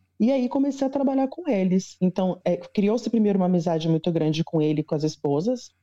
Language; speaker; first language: Portuguese; native; Portuguese